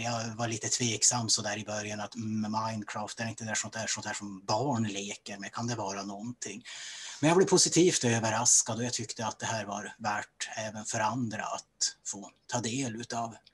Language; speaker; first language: Swedish; native; Swedish